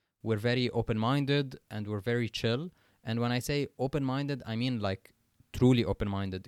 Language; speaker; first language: English; non-native, local second language; Arabic